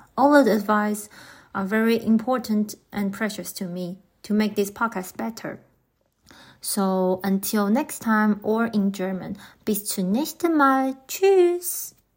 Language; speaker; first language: English; non-native, fluent; Chinese